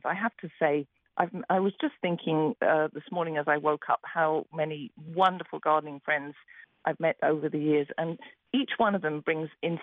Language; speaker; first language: English; native; English